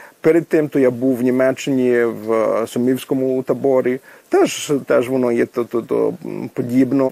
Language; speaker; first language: Ukrainian; early bilingual, heritage; Ukrainian